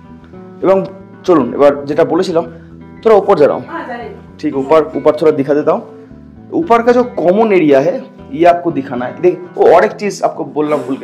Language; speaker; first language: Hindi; non-native, local second language; Bangla